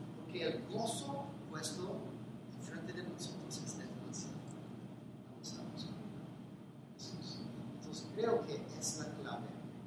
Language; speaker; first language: Spanish; non-native, fluent; English